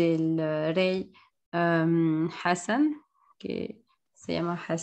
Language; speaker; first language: Spanish; non-native, learner; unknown